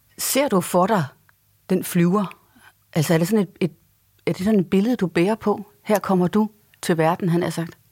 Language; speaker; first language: Danish; native; Danish